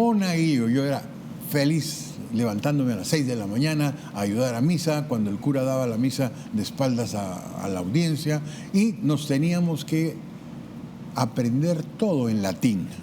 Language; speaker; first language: Spanish; native; Spanish